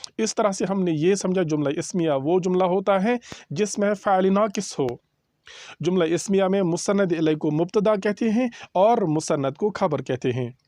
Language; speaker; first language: Urdu; non-native, local second language; Kashmiri